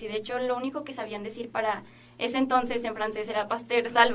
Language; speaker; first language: Spanish; native; Spanish